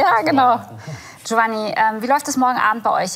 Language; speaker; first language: German; native; German